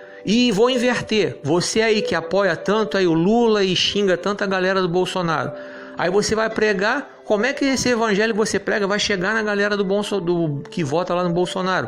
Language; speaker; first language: Portuguese; native; Portuguese